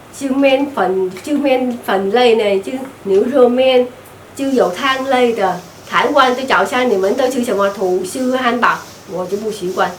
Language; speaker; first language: Chinese; non-native, learner; Vietnamese